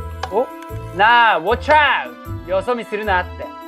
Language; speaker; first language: Japanese; native; Japanese